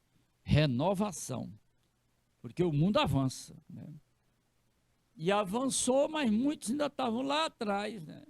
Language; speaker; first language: Portuguese; native; Portuguese